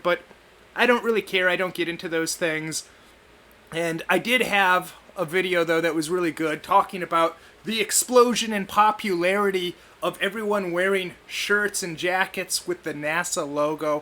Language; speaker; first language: English; native; English